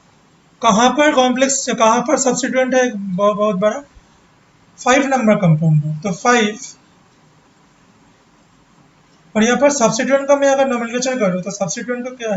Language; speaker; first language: Hindi; non-native, local second language; Bangla